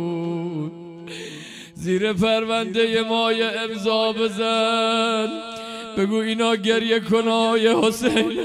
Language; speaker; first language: Persian; native; Persian